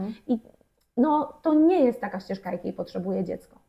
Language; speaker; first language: Polish; native; Polish